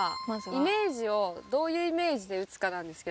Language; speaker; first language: Japanese; native; Japanese